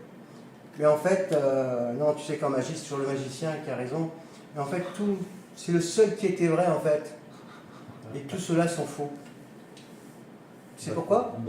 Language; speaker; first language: French; native; French